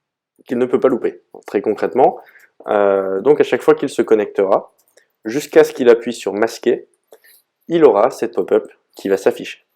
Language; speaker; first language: French; native; French